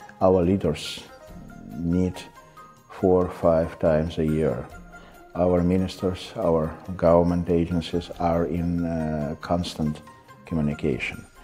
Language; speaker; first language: English; non-native, fluent; Russian